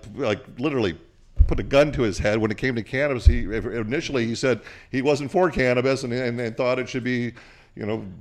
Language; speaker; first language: English; native; English